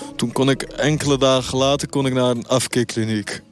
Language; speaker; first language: Dutch; native; Dutch